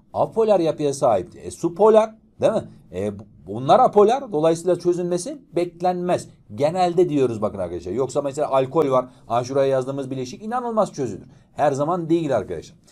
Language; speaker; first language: Turkish; native; Turkish